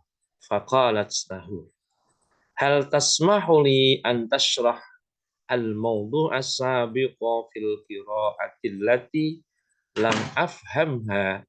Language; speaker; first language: Arabic; non-native, fluent; Indonesian